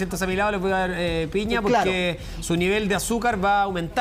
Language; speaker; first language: Spanish; native; Spanish